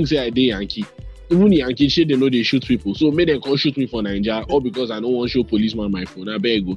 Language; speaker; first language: English; non-native, local second language; Yoruba